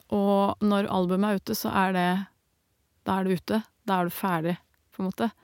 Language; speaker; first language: Norwegian; native; Norwegian